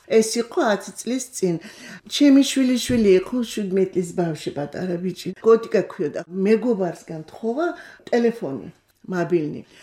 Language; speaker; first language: Georgian; non-native, local second language; Kurdish